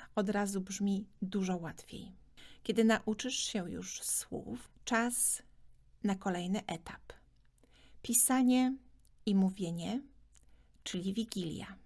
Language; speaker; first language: Polish; native; Polish